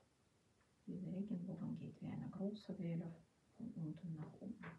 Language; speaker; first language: German; non-native, fluent; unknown